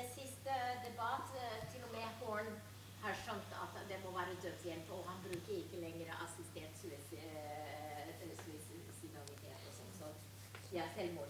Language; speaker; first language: Norwegian; non-native, fluent; English